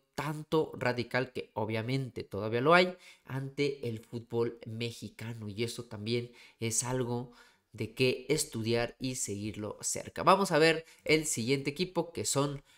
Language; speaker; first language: Spanish; native; Spanish